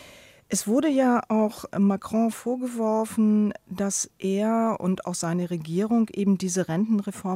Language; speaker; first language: German; native; German